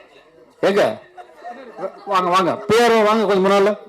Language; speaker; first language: Tamil; native; Tamil